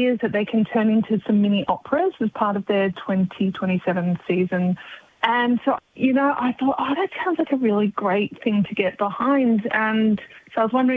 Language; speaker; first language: English; native; English